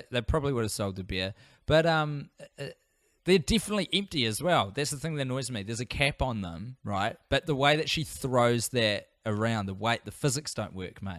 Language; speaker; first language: English; native; English